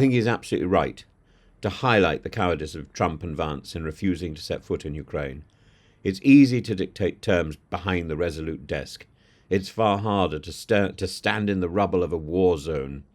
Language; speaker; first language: English; native; English